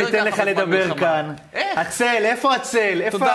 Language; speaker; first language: Hebrew; native; Hebrew